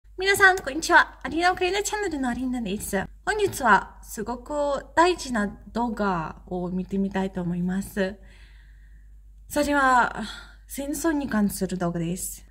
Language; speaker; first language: Japanese; non-native, fluent; Ukrainian